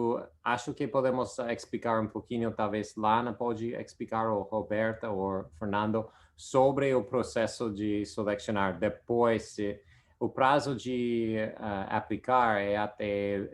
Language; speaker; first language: Portuguese; non-native, fluent; English